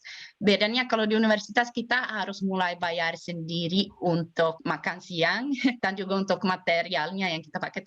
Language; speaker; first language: Indonesian; non-native, fluent; Swedish